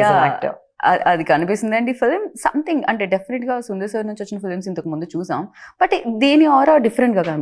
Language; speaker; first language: Telugu; native; Telugu